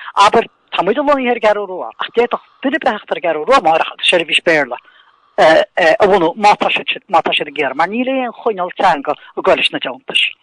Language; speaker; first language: Irish; native; Irish